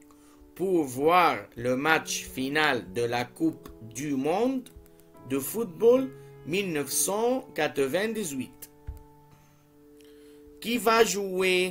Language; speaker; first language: French; non-native, fluent; Arabic